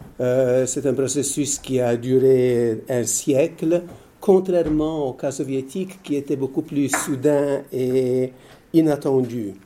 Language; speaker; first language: French; early bilingual, other home language; Polish